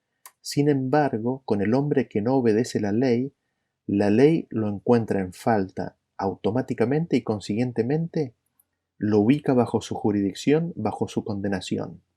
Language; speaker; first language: Spanish; native; Spanish